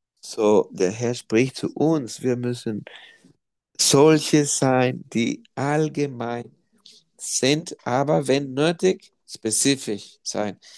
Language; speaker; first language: German; non-native, fluent; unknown